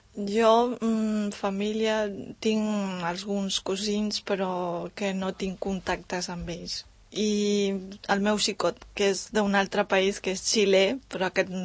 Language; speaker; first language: Catalan; non-native, learner; Spanish